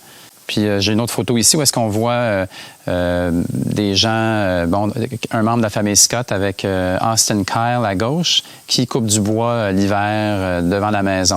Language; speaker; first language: French; native; French